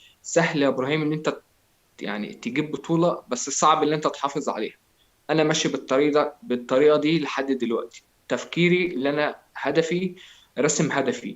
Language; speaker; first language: Arabic; native; Arabic